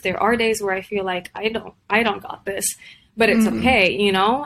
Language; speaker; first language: English; non-native, local second language; Spanish